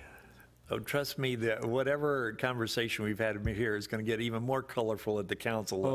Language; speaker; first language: English; native; English